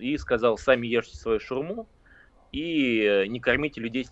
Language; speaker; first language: Russian; native; Russian